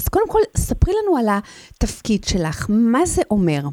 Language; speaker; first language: Hebrew; native; Hebrew